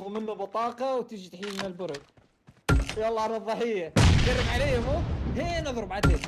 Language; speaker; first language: Arabic; native; Arabic